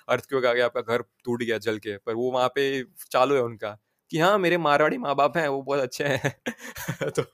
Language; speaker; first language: Hindi; non-native, local second language; Gujarati